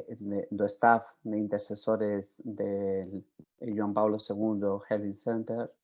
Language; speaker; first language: Portuguese; non-native, fluent; Spanish